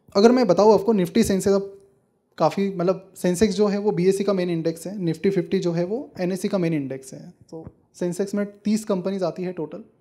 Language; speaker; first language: Hindi; non-native, local second language; Marathi